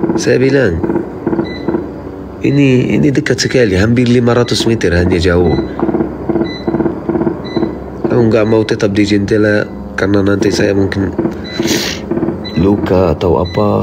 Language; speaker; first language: Indonesian; non-native, fluent; Arabic